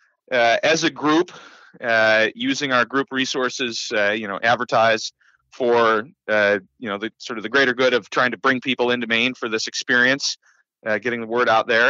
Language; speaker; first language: English; native; English